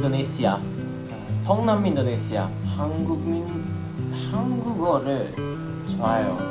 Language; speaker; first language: Korean; non-native, learner; Indonesian